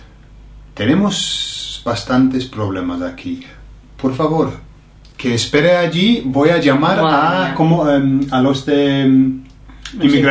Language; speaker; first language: Spanish; non-native, fluent; English